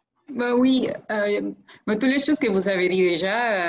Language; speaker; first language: French; non-native, fluent; Spanish